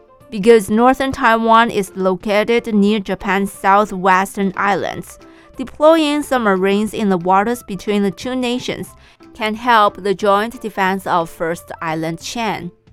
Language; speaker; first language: English; non-native, fluent; Chinese